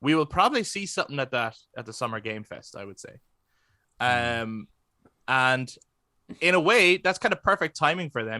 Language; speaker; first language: English; native; English